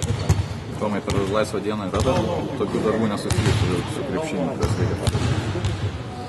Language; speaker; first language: Lithuanian; native; Lithuanian